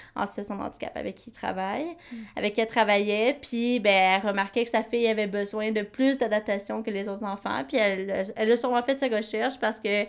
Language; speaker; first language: French; native; French